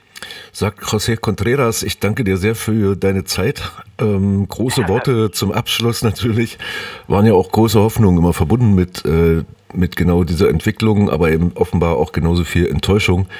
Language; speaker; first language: German; native; German